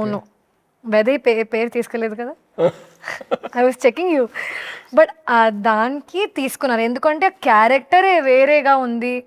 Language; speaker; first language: Telugu; non-native, learner; Hindi